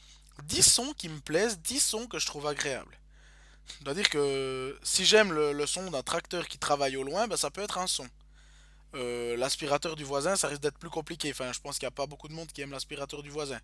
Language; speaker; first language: French; native; French